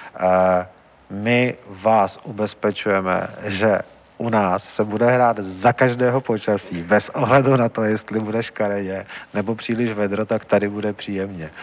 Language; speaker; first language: Czech; native; Czech